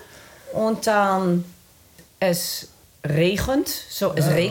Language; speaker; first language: German; non-native, learner; Dutch